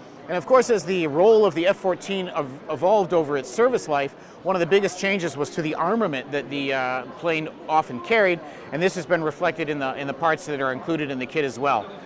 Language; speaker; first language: English; native; English